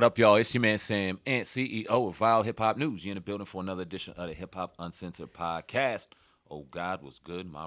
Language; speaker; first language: English; native; English